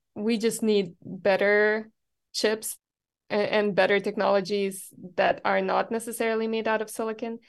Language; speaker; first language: English; non-native, fluent; German